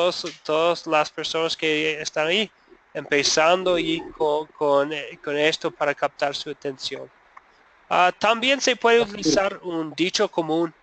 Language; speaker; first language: Spanish; non-native, fluent; English